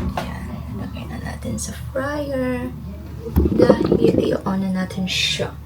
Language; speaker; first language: Filipino; non-native, local second language; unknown